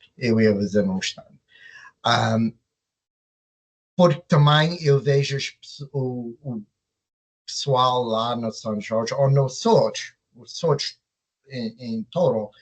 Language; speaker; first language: Portuguese; early bilingual, heritage; Portuguese